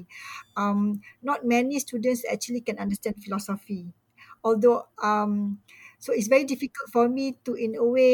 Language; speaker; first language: English; non-native, local second language; Malay